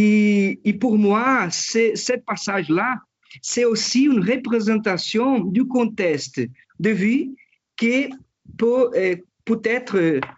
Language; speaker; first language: French; non-native, fluent; Portuguese